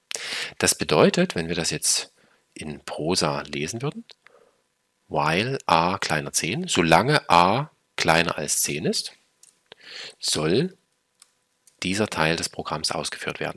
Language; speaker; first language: German; native; German